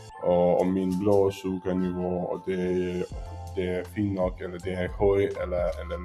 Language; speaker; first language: Danish; non-native, learner; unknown